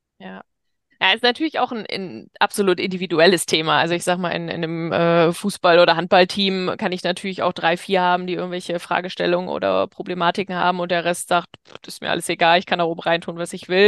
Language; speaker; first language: German; native; German